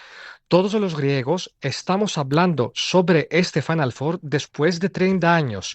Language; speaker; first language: Spanish; non-native, fluent; Greek